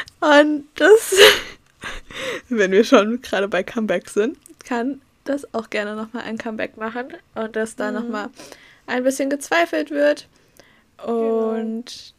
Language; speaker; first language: German; native; German